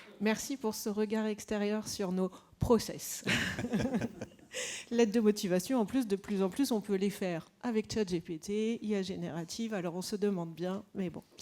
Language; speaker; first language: French; native; French